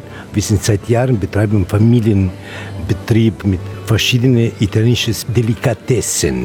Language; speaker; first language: German; non-native, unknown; Italian